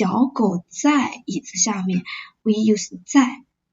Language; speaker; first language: Chinese; non-native, fluent; English